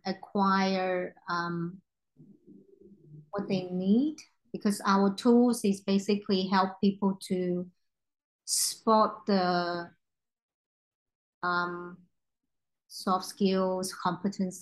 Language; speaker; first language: English; non-native, local second language; Cantonese